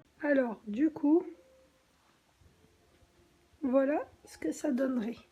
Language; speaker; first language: French; native; French